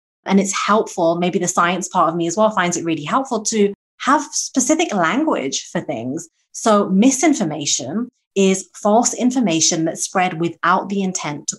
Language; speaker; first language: English; native; English